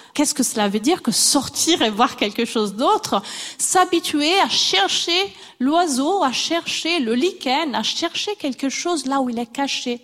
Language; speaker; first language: French; non-native, fluent; Italian